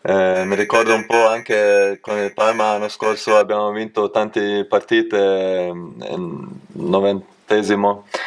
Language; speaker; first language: Italian; non-native, learner; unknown